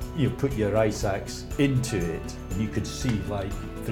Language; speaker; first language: English; native; English